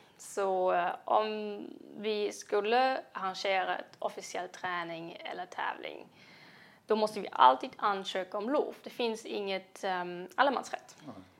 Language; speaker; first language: Swedish; non-native, fluent; German